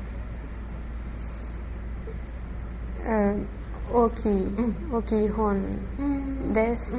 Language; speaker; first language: Japanese; non-native, learner; Spanish